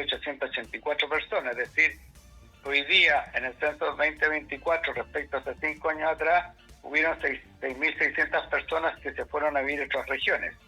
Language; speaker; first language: Spanish; native; Spanish